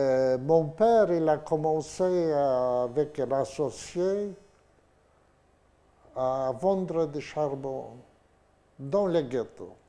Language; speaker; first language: French; non-native, fluent; Yiddish